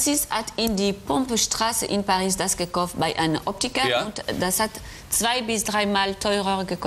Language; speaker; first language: German; non-native, learner; French